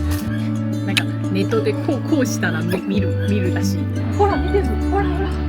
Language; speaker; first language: Japanese; non-native, fluent; Chinese